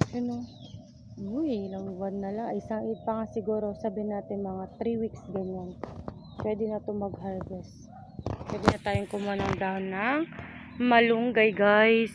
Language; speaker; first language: Filipino; non-native, local second language; Pangasinan